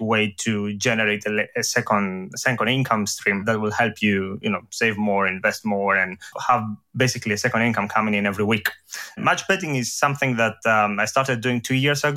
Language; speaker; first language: English; non-native, fluent; Greek